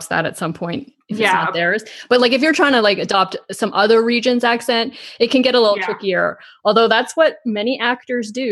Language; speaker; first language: English; native; English